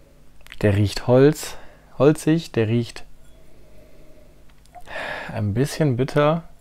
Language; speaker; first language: German; native; German